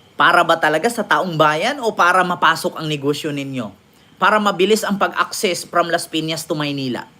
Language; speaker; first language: Filipino; native; Filipino